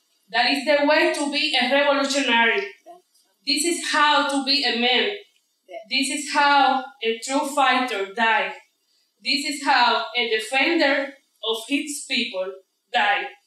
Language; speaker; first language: English; non-native, fluent; Spanish